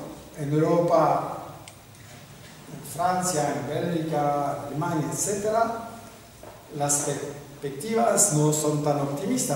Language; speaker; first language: Spanish; non-native, fluent; French